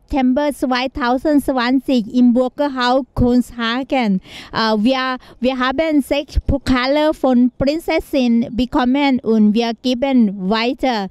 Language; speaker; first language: German; non-native, learner; Thai